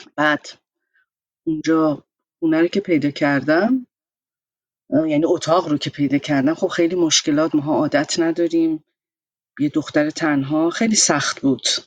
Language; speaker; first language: Persian; native; Persian